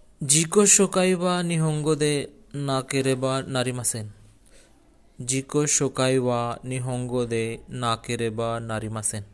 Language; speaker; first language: Japanese; non-native, learner; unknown